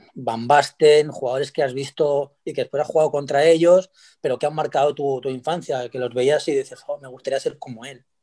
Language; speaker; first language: Spanish; native; Spanish